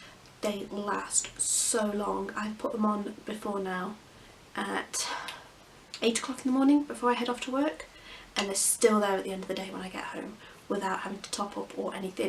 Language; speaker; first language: English; native; English